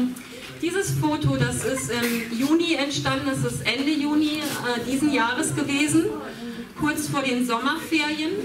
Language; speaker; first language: German; native; German